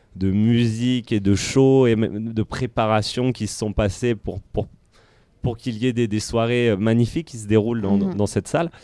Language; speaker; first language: French; native; French